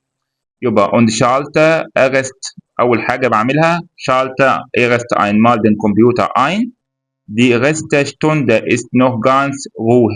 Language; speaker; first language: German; non-native, fluent; Arabic